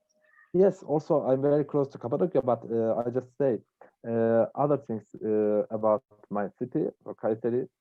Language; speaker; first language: English; non-native, learner; Turkish